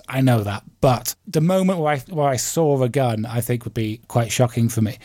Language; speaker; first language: English; native; English